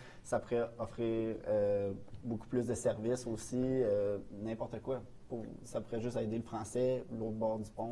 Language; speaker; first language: French; native; French